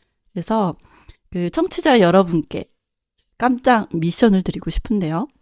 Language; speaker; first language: Korean; native; Korean